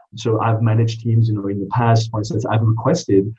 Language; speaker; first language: English; non-native, fluent; French